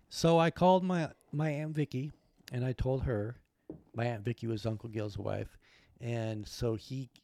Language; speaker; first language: English; native; English